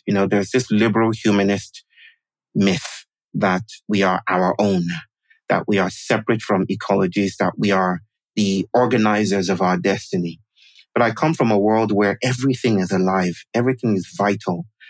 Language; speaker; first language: English; non-native, local second language; Yoruba